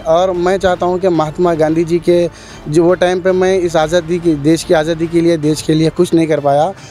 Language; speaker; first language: Hindi; non-native, local second language; Urdu